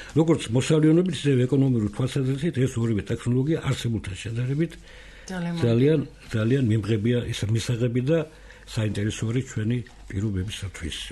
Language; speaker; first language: Georgian; native; Georgian